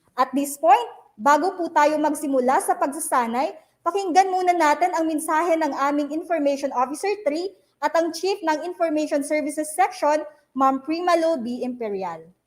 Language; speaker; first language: Filipino; native; Filipino